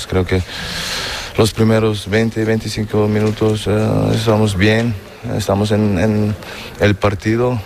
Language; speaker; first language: Spanish; non-native, fluent; German